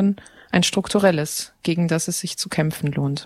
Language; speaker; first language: German; native; German